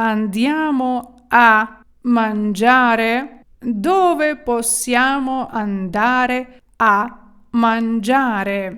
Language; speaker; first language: Italian; non-native, fluent; Ukrainian